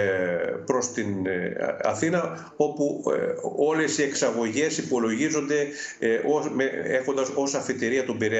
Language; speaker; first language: Greek; native; Greek